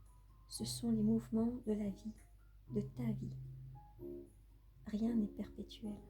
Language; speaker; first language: French; native; French